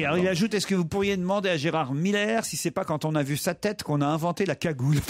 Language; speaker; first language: French; native; French